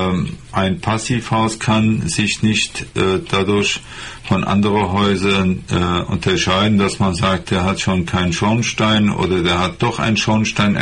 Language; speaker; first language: German; non-native, fluent; Persian